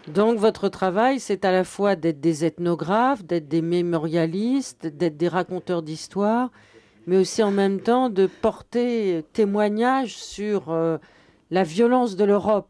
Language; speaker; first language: French; native; French